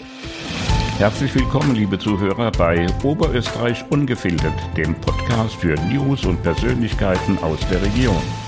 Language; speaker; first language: German; native; German